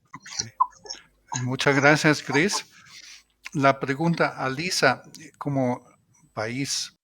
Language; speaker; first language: Spanish; non-native, fluent; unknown